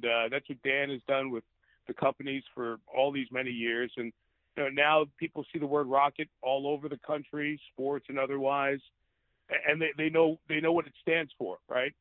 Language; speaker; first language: English; native; English